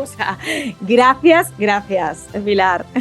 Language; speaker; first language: Spanish; native; Spanish